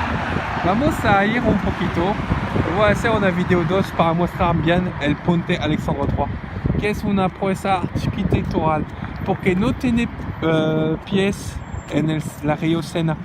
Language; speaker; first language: Spanish; non-native, learner; French